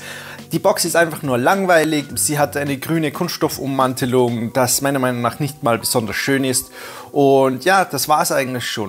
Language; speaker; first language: German; native; German